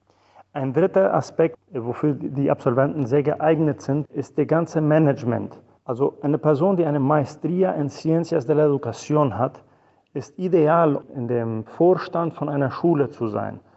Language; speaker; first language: German; non-native, fluent; Spanish